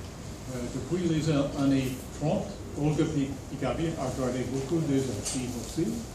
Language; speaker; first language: French; non-native, fluent; English